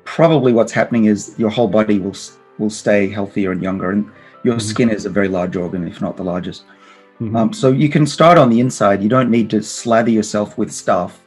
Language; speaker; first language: English; native; English